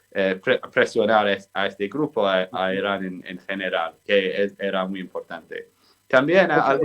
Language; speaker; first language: Spanish; non-native, fluent; English